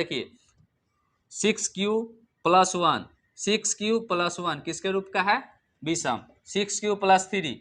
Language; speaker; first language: Hindi; native; Hindi